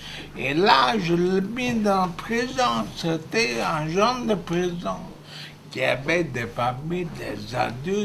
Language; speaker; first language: French; non-native, fluent; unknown